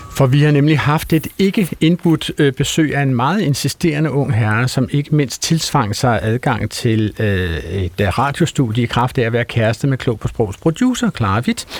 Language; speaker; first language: Danish; native; Danish